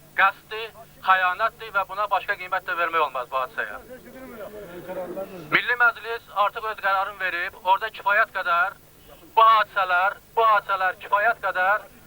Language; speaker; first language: Azerbaijani; native; Azerbaijani